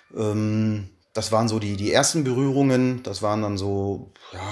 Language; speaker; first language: German; native; German